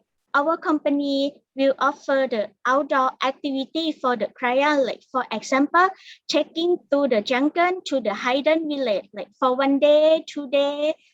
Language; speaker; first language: English; non-native, learner; Thai